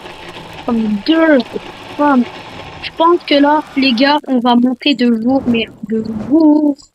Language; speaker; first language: French; native; French